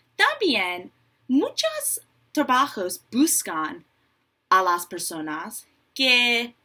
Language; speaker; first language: Spanish; non-native, learner; English